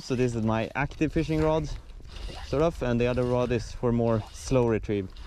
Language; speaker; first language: English; non-native, fluent; Swedish